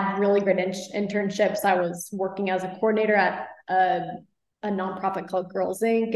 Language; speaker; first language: English; native; English